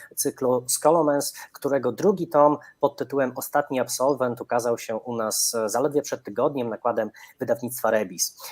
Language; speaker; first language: Polish; native; Polish